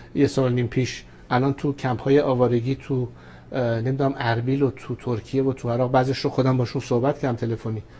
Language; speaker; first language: Persian; native; Persian